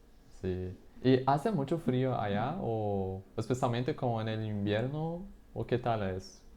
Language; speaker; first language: Spanish; non-native, fluent; Portuguese